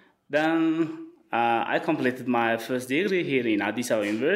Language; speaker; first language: English; non-native, fluent; Wolaytta